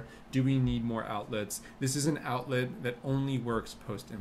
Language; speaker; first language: English; native; English